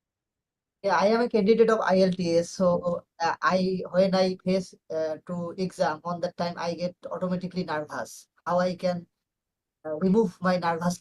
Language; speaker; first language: English; non-native, learner; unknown